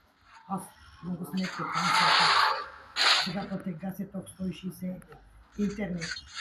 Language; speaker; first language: Bulgarian; non-native, local second language; Turkish